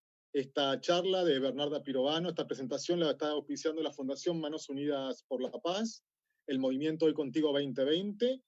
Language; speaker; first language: Spanish; native; Spanish